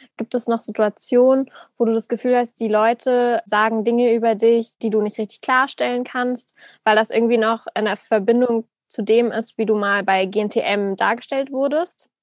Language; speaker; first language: German; native; German